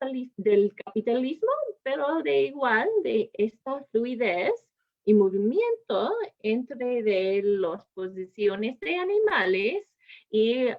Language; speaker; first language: Spanish; non-native, fluent; English